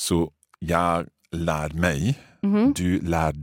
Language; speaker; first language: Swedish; non-native, learner; English